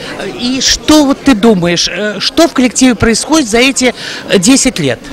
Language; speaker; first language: Russian; native; Russian